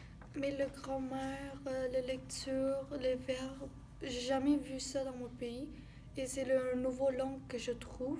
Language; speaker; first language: French; early bilingual, other home language; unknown